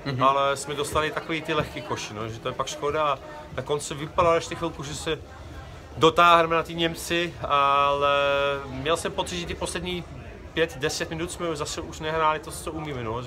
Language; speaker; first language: Czech; non-native, fluent; Dutch